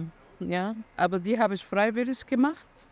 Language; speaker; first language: German; non-native, fluent; Arabic